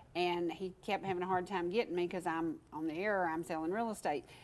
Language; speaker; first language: English; native; English